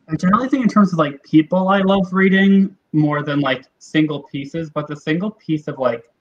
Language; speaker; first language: English; native; English